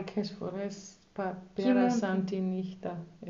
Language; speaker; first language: Greek; non-native, learner; German